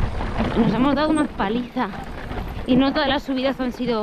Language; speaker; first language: Spanish; native; Spanish